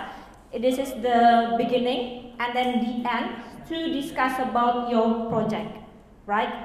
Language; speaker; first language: English; non-native, learner; Indonesian